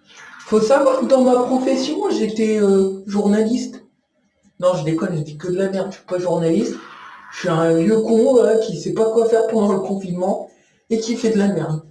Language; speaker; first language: French; native; French